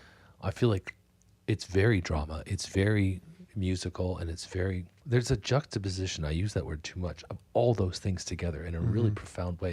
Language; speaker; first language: English; native; English